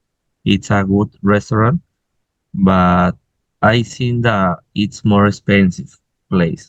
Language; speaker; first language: English; non-native, learner; Spanish